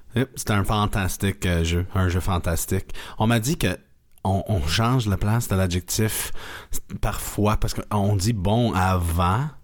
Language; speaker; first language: French; non-native, learner; English